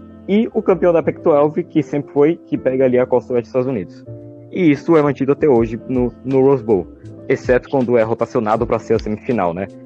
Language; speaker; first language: Portuguese; native; Portuguese